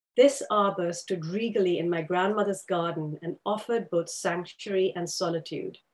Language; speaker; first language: English; non-native, local second language; Urdu